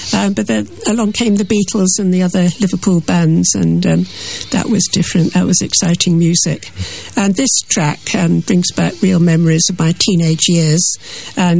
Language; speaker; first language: English; native; English